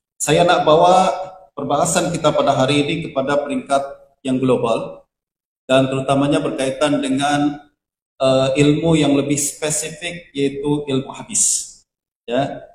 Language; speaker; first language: Indonesian; native; Indonesian